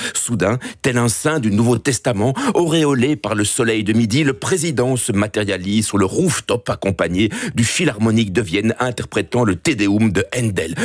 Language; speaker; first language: French; native; French